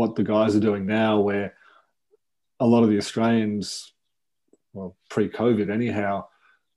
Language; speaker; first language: English; native; English